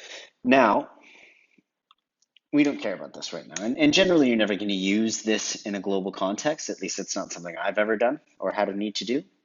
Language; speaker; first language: English; native; English